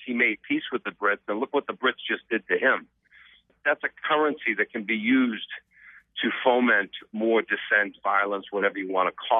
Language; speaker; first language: English; native; English